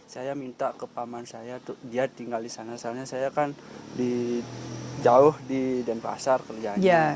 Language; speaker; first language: Indonesian; non-native, local second language; Balinese